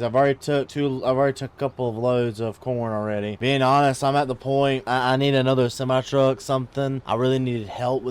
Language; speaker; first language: English; native; English